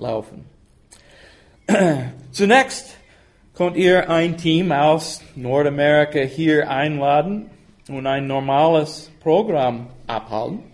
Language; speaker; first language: German; non-native, fluent; English